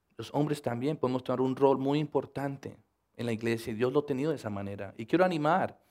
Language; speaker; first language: Spanish; early bilingual, heritage; Spanish